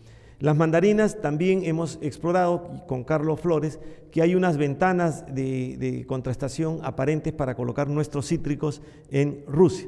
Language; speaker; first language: Spanish; native; Spanish